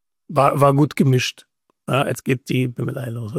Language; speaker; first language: German; native; German